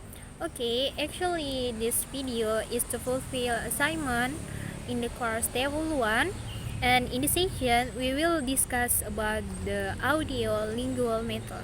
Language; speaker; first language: English; non-native, learner; Indonesian